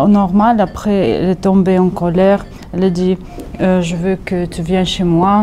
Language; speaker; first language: French; non-native, fluent; Russian